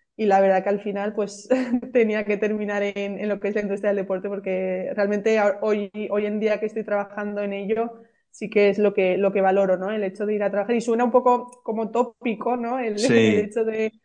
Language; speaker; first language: Spanish; native; Spanish